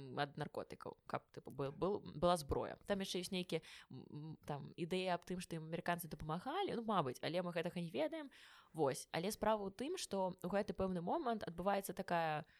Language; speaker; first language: Belarusian; non-native, local second language; Russian